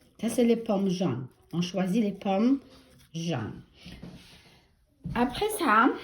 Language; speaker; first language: French; non-native, fluent; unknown